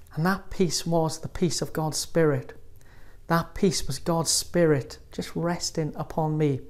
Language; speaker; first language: English; native; English